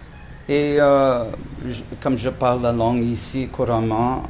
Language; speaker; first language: French; non-native, fluent; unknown